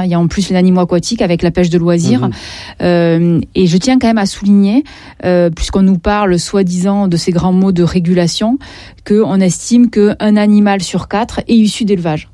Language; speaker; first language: French; native; French